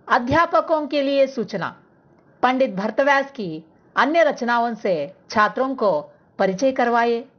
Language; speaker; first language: Hindi; non-native, local second language; Telugu